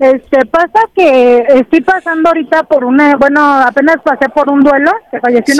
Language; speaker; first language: Spanish; native; Spanish